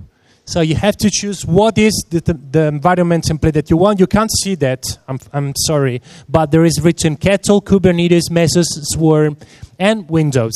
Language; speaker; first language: English; non-native, fluent; Italian